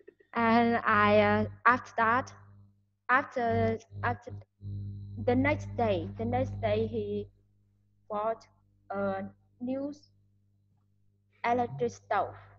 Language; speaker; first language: English; non-native, learner; Vietnamese